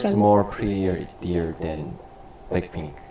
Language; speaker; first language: English; non-native, learner; Korean